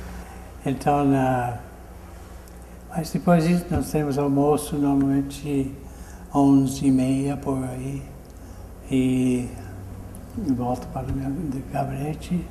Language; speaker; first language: Portuguese; non-native, fluent; English